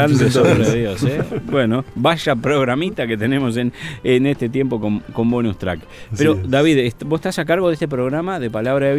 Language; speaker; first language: Spanish; native; Spanish